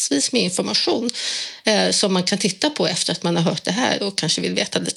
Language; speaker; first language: Swedish; native; Swedish